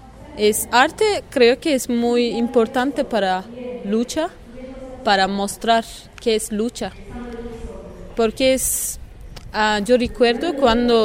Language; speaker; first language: Spanish; non-native, learner; Kurdish